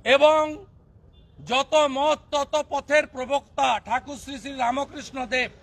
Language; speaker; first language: Bangla; native; Bangla